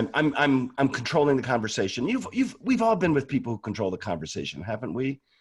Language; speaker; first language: English; native; English